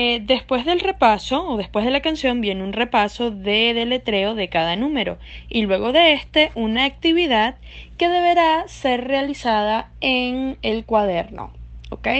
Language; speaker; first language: Spanish; native; Spanish